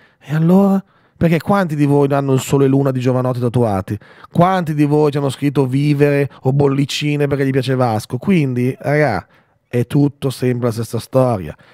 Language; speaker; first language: Italian; native; Italian